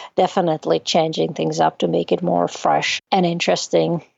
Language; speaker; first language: English; non-native, fluent; Czech